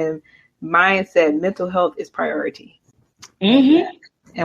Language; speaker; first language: English; native; English